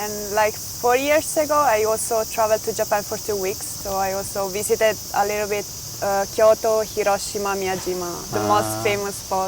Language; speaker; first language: English; non-native, fluent; Italian